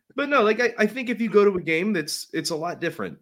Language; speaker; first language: English; native; English